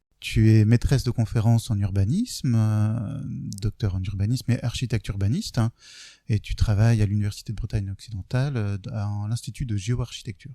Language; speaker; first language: French; native; French